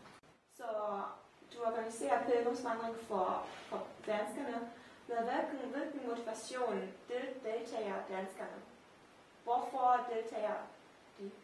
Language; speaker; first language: Danish; non-native, fluent; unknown